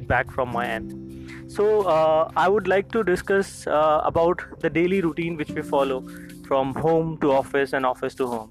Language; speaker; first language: English; non-native, local second language; Hindi